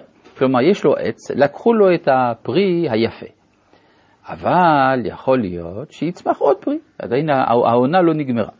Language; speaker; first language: Hebrew; native; Hebrew